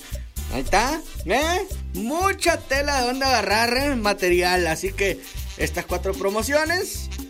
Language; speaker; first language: Spanish; native; Spanish